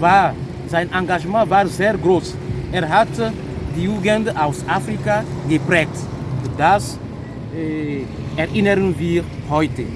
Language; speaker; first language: German; non-native, fluent; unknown